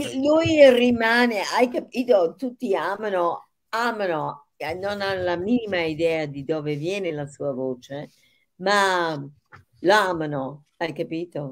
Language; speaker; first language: Italian; non-native, fluent; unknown